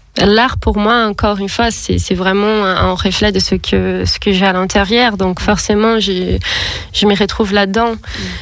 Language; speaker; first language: French; non-native, fluent; Portuguese